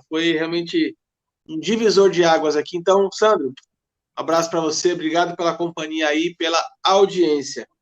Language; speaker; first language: Portuguese; native; Portuguese